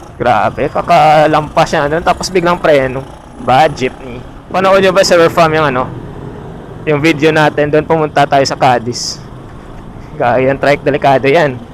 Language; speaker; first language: Filipino; non-native, local second language; Hiligaynon